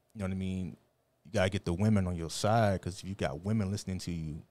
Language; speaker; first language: English; native; English